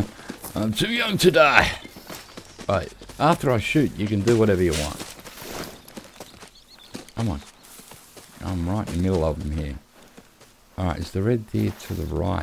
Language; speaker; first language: English; native; English